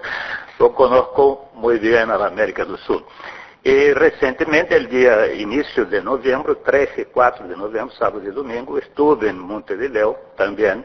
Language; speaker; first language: Portuguese; non-native, fluent; Spanish